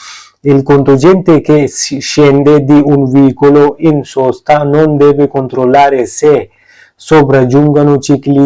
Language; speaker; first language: Italian; non-native, learner; Urdu